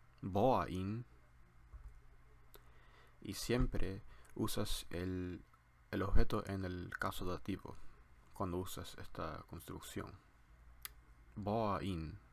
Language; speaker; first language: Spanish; non-native, learner; English